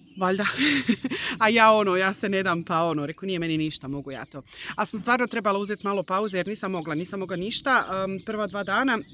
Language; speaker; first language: Bosnian; early bilingual, heritage; Croatian